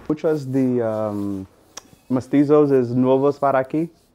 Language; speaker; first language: Spanish; non-native, learner; English